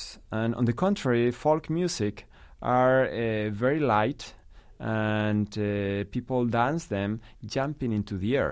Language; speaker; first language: English; non-native, fluent; Spanish